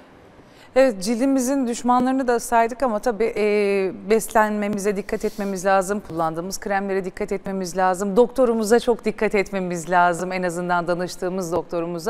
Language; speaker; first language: Turkish; native; Turkish